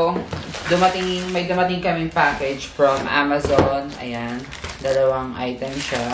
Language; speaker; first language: Filipino; native; Filipino